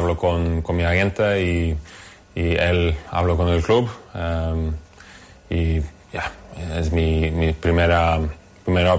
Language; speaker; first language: Spanish; non-native, learner; Norwegian